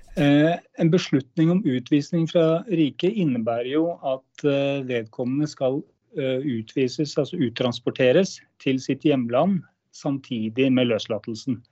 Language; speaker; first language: Norwegian; native; Norwegian